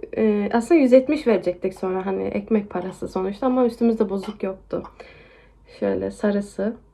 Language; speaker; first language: Turkish; early bilingual, heritage; Turkish